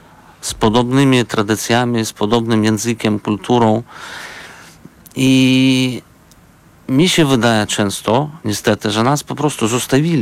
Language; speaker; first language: Polish; non-native, fluent; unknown